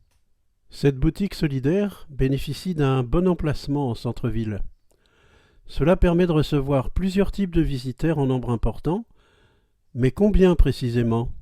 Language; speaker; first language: French; native; French